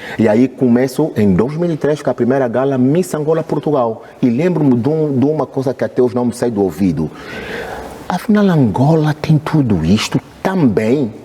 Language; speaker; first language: Portuguese; native; Portuguese